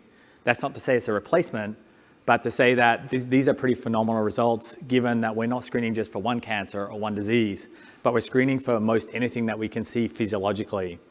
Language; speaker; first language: English; native; English